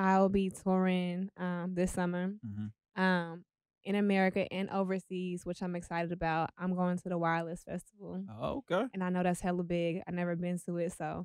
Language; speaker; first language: English; native; English